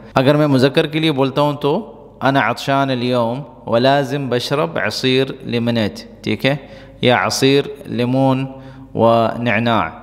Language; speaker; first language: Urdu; non-native, local second language; Pashto